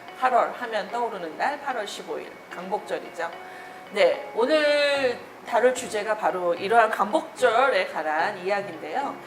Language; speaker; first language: Korean; native; Korean